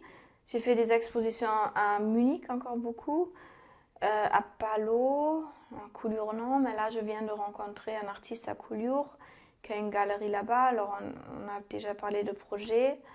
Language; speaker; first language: French; non-native, fluent; German